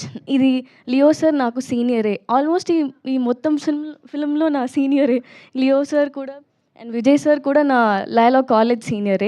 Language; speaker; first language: Telugu; non-native, learner; Tamil